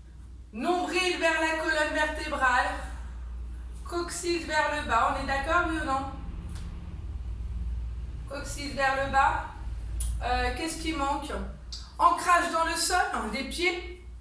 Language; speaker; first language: French; native; French